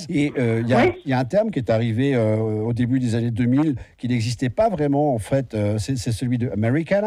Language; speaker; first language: French; native; French